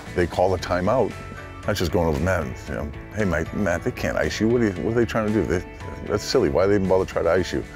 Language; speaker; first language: English; native; English